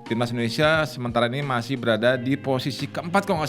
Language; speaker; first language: Indonesian; native; Indonesian